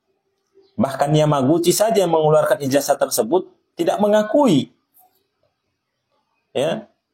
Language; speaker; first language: Indonesian; native; Indonesian